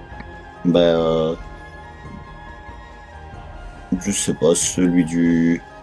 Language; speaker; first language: French; native; French